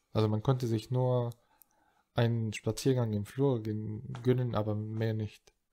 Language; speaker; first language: German; non-native, fluent; Arabic